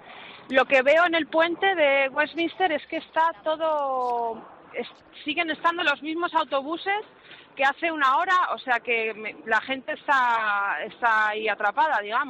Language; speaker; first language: Spanish; native; Spanish